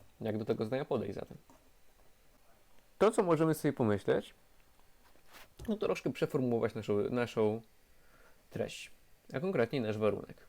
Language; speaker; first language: Polish; native; Polish